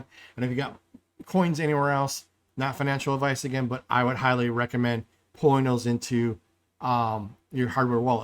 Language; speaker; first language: English; native; English